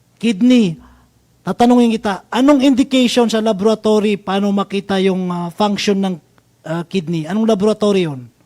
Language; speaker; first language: Filipino; non-native, local second language; Maranao